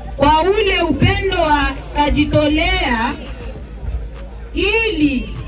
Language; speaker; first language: Swahili; native; Swahili